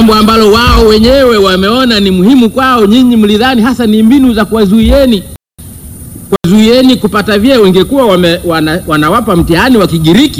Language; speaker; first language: Swahili; non-native, local second language; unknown